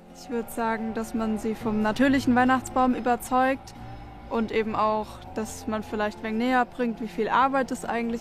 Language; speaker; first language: German; native; German